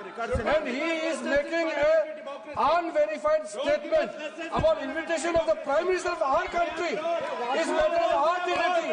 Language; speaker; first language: English; non-native, local second language; Hindi